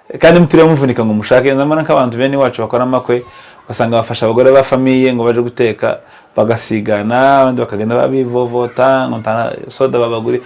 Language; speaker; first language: Kinyarwanda; native; Kinyarwanda